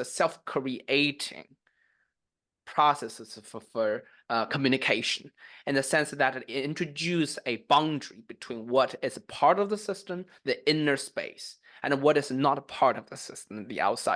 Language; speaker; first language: English; non-native, fluent; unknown